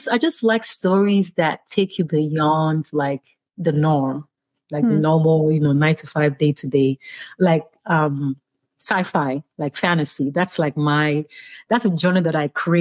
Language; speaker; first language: English; non-native, local second language; Yoruba